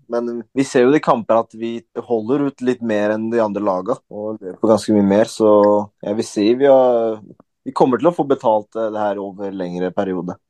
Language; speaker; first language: Norwegian; early bilingual, other home language; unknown